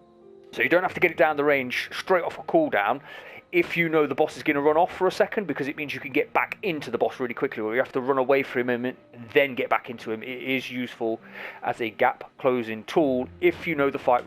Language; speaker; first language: English; native; English